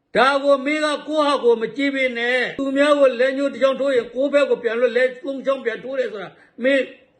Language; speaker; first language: Burmese; native; Burmese